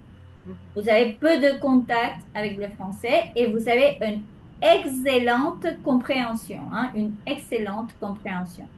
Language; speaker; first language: French; non-native, fluent; Spanish